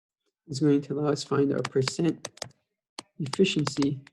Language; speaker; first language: English; native; English